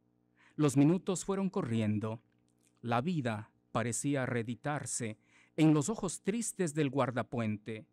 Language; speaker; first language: Spanish; native; Spanish